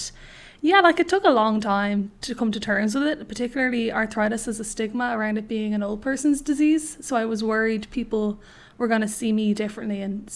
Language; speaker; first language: English; native; English